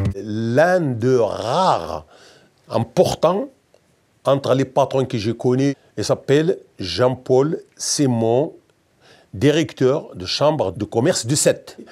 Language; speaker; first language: French; non-native, local second language; Berber languages